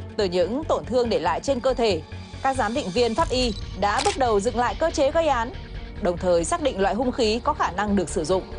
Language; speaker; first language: Vietnamese; native; Vietnamese